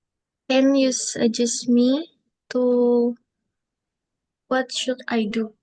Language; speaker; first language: English; non-native, learner; Indonesian